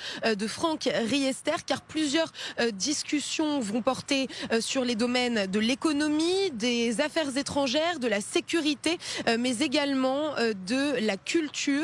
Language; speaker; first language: French; native; French